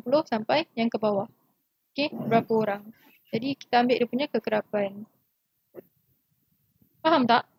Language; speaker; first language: Malay; native; Malay